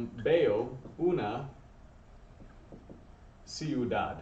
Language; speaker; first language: Spanish; non-native, fluent; English